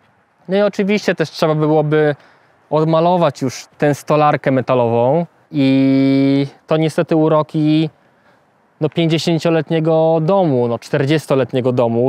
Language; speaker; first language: Polish; native; Polish